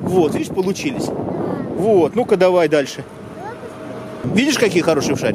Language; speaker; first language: Russian; native; Russian